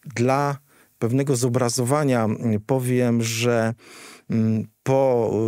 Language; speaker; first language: Polish; native; Polish